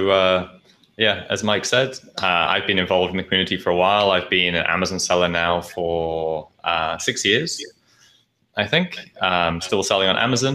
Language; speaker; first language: English; native; English